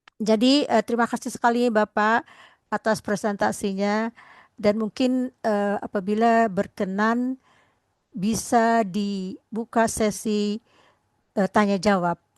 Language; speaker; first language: Malay; non-native, local second language; Minangkabau